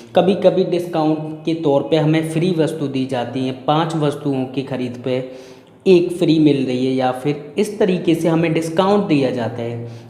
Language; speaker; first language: Hindi; native; Hindi